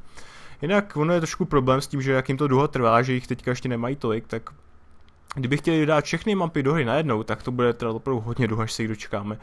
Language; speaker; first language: Czech; native; Czech